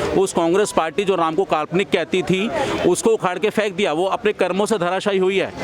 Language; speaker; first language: Hindi; native; Hindi